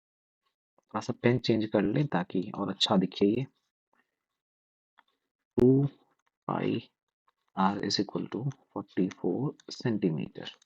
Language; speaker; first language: Hindi; native; Hindi